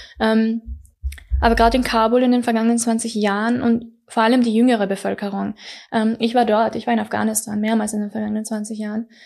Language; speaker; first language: German; early bilingual, other home language; Persian